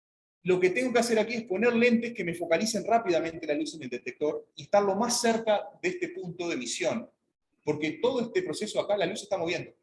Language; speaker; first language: Spanish; native; Spanish